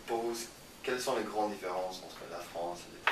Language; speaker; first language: French; non-native, learner; English